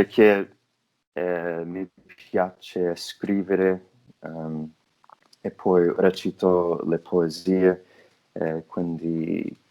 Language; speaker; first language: Italian; non-native, learner; English